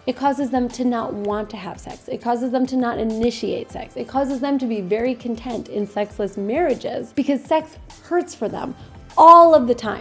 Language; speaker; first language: English; native; English